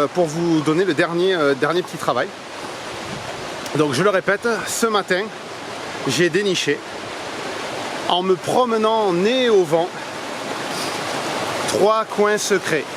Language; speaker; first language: French; native; French